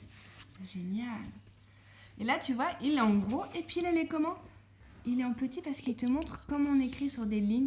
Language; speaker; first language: French; native; French